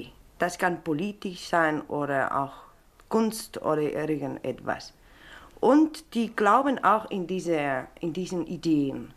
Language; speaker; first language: German; non-native, fluent; Spanish